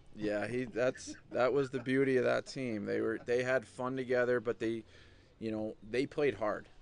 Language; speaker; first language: English; native; English